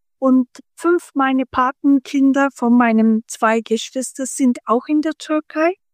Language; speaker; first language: German; early bilingual, other home language; Turkish